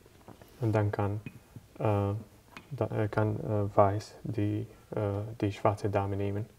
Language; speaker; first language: German; non-native, learner; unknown